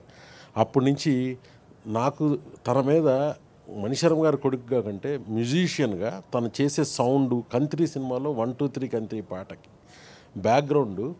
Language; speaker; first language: Telugu; native; Telugu